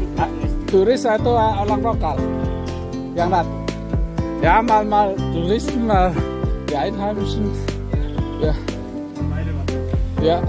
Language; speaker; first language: German; non-native, fluent; Indonesian